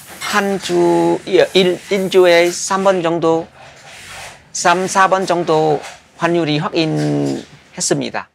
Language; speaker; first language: Korean; non-native, learner; Vietnamese